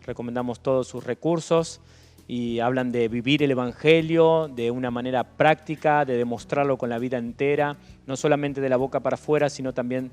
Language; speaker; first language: Spanish; native; Spanish